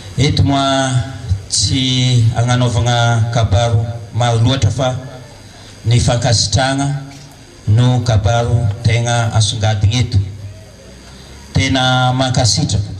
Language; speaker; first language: Malagasy; native; Malagasy